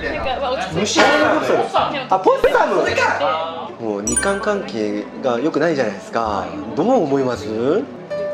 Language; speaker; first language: Japanese; non-native, fluent; Korean